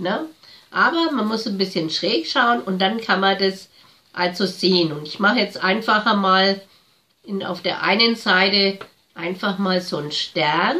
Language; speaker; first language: German; native; German